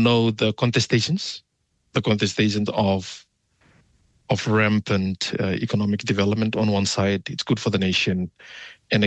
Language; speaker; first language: English; non-native, fluent; Fijian